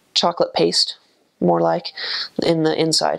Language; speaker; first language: English; native; English